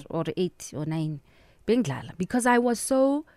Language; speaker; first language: English; non-native, local second language; Southern Sotho